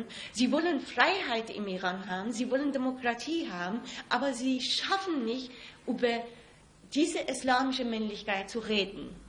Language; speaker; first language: German; non-native, fluent; Persian